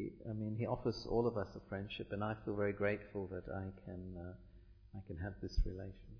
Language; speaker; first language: English; early bilingual, other home language; Italian